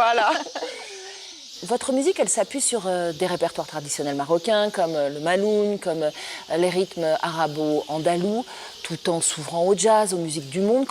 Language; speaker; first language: French; native; French